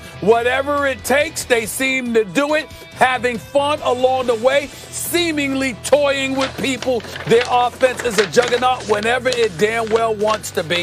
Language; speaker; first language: English; native; English